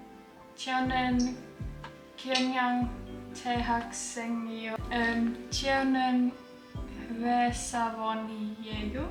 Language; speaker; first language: Korean; non-native, learner; Icelandic